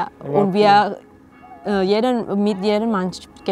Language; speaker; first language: German; non-native, learner; Thai